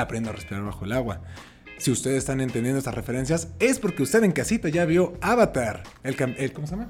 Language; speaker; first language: Spanish; native; Spanish